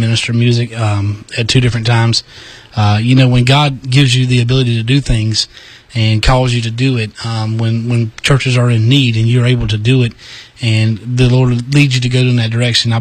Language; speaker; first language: English; native; English